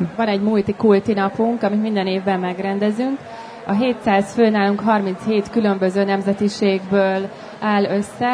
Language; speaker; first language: Hungarian; non-native, fluent; Dutch